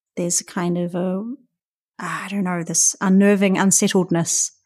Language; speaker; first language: English; native; English